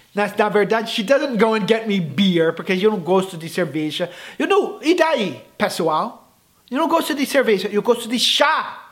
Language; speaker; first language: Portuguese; non-native, fluent; English